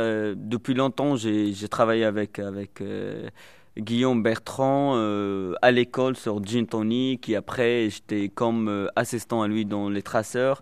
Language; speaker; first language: French; non-native, local second language; Arabic